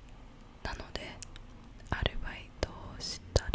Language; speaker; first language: Japanese; non-native, learner; English